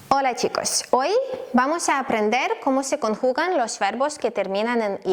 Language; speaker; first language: Spanish; non-native, learner; Ukrainian